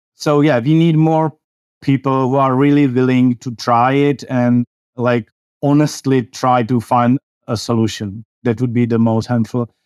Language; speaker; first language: English; non-native, fluent; Czech